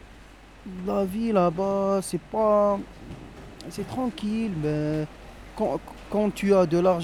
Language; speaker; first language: French; non-native, local second language; Arabic